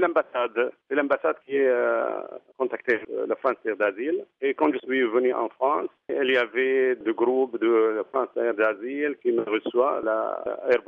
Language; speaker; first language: French; non-native, fluent; Arabic